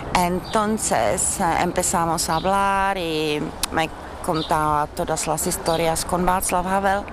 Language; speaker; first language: Spanish; non-native, fluent; Czech